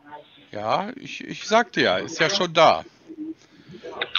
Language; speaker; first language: German; native; German